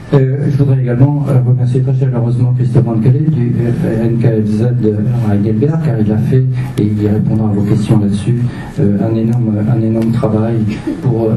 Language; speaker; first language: French; native; French